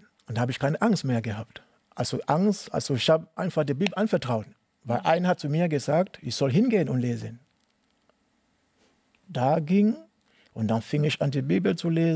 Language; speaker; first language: German; non-native, learner; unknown